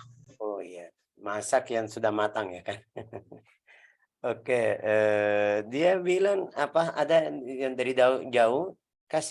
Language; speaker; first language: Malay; non-native, learner; Arabic